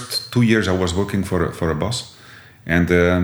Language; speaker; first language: English; non-native, fluent; Dutch